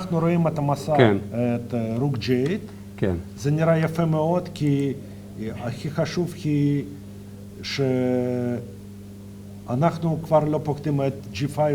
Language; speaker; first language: Hebrew; non-native, fluent; Russian